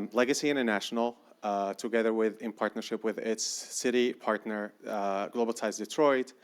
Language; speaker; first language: English; non-native, fluent; Arabic